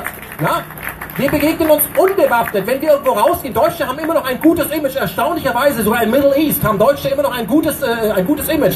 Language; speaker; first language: German; native; German